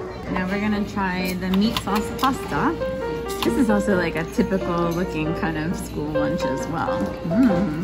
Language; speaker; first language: English; native; English